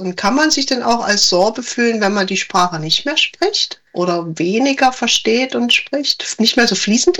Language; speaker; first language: German; native; German